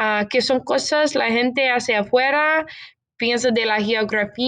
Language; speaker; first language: Spanish; non-native, learner; English